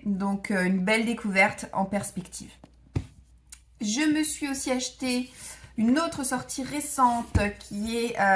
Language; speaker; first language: French; native; French